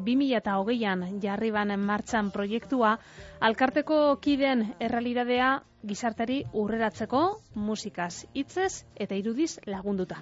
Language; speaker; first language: Basque; native; Basque